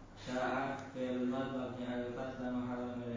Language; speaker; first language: Arabic; non-native, learner; Indonesian